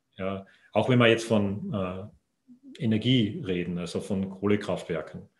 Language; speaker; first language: German; native; German